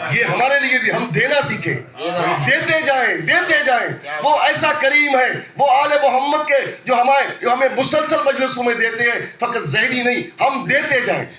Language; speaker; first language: Urdu; non-native, local second language; Sindhi